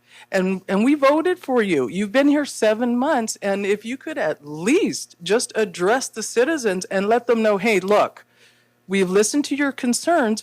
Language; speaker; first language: English; native; English